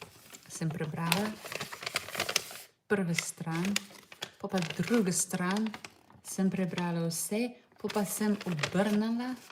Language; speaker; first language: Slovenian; non-native, learner; English